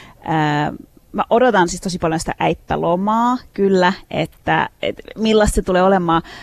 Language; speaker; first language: Finnish; early bilingual, other home language; Turkish